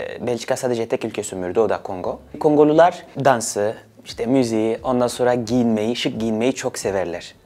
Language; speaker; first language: Turkish; early bilingual, other home language; Swahili